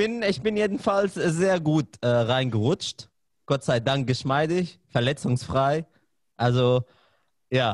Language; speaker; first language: German; non-native, fluent; Arabic